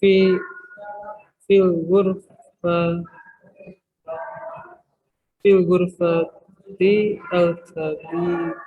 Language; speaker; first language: Arabic; non-native, learner; Indonesian